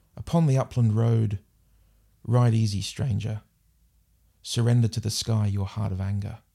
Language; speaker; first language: English; native; English